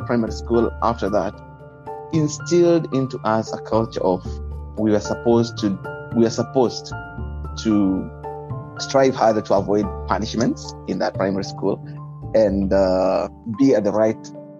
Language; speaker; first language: English; non-native, local second language; Luyia